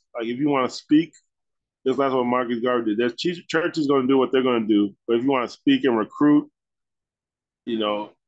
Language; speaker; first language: English; native; English